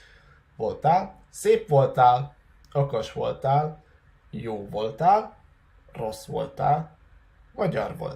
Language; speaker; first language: Hungarian; non-native, fluent; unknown